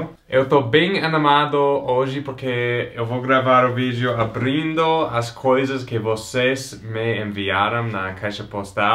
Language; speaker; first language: Portuguese; non-native, fluent; English